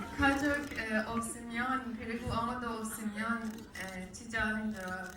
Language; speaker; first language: Korean; non-native, learner; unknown